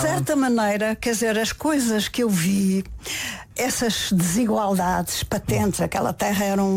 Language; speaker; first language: Portuguese; native; Portuguese